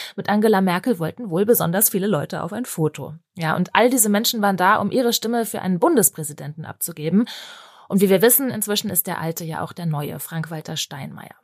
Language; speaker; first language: German; native; German